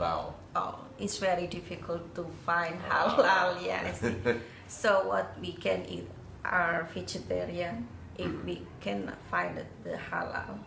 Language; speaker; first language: English; non-native, learner; Indonesian